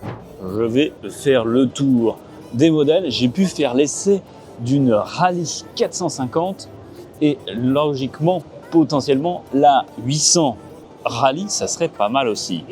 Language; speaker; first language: French; native; French